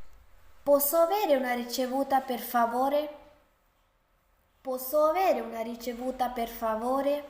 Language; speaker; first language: Italian; non-native, fluent; Urdu